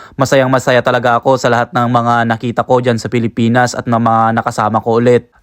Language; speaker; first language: Filipino; native; Filipino